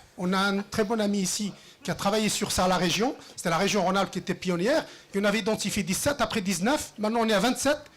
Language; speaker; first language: French; early bilingual, other home language; Riffian